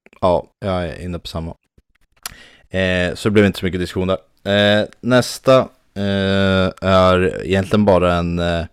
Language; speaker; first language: Swedish; native; Swedish